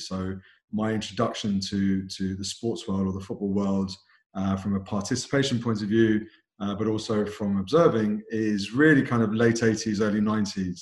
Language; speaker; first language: English; native; English